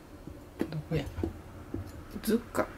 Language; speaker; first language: Italian; non-native, learner; Japanese